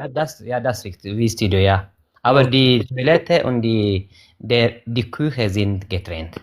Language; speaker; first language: German; non-native, learner; Amharic